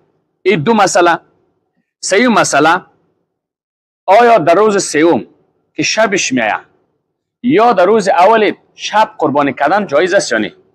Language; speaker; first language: Persian; native; Persian